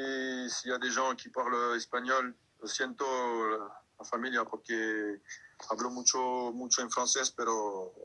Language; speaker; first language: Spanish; non-native, fluent; French